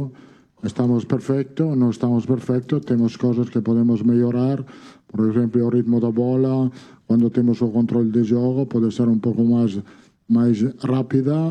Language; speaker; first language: Portuguese; non-native, fluent; Italian